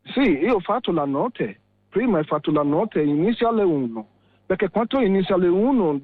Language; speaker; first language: Italian; non-native, learner; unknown